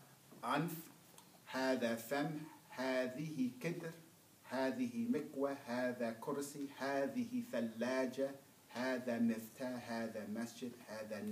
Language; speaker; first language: Arabic; non-native, fluent; English